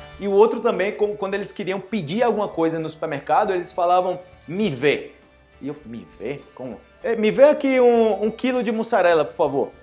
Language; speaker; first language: Portuguese; native; Portuguese